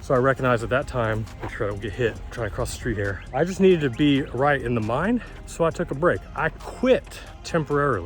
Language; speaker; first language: English; native; English